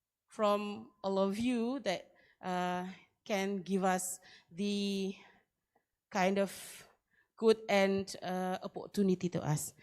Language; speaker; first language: English; non-native, learner; Indonesian